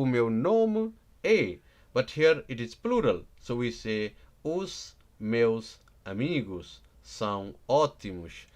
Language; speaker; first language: Portuguese; non-native, learner; Nepali